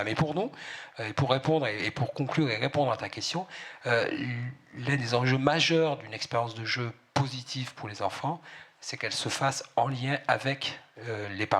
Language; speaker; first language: French; native; French